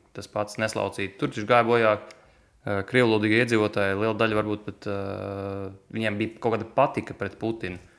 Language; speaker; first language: Latvian; native; Latvian